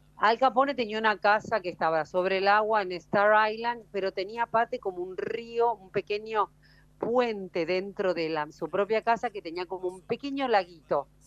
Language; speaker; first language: Spanish; native; Spanish